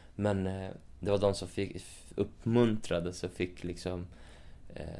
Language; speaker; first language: Swedish; native; Swedish